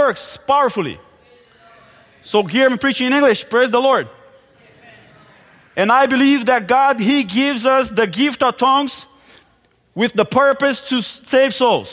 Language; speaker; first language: English; non-native, fluent; Portuguese